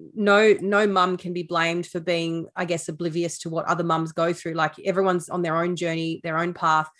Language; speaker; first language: English; native; English